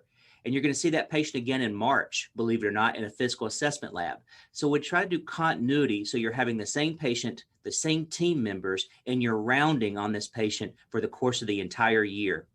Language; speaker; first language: English; native; English